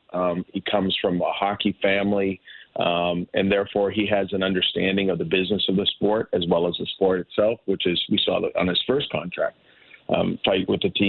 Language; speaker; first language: English; native; English